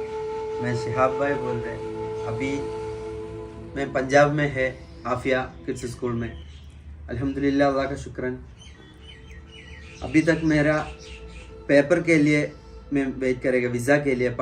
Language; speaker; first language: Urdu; non-native, local second language; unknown